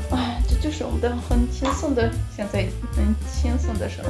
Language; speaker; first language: Chinese; non-native, fluent; Ukrainian